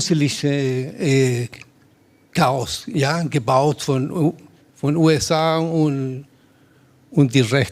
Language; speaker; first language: German; non-native, learner; Spanish